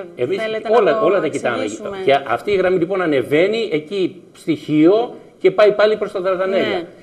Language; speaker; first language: Greek; native; Greek